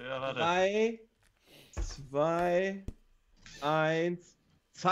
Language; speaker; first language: German; native; German